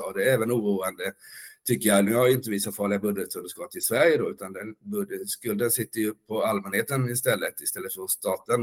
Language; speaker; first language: Swedish; native; Swedish